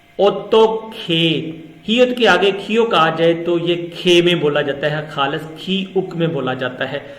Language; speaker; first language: Urdu; non-native, local second language; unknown